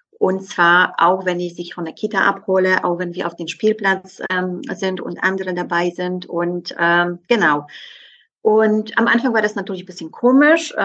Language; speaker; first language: German; non-native, fluent; Polish